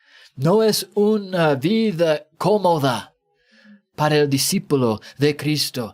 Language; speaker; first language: Spanish; non-native, fluent; English